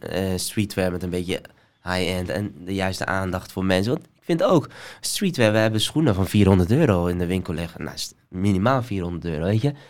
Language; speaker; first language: Dutch; early bilingual, other home language; Somali